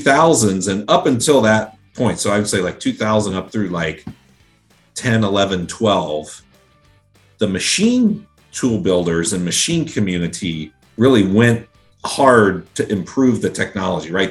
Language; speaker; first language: English; native; English